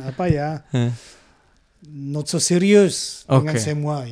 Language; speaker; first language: Indonesian; non-native, learner; German